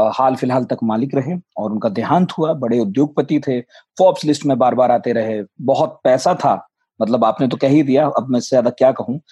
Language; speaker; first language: Hindi; native; Hindi